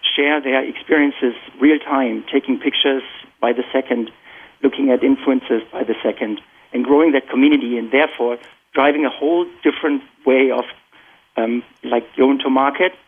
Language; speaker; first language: English; non-native, fluent; German